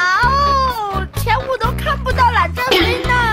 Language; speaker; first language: Chinese; native; Chinese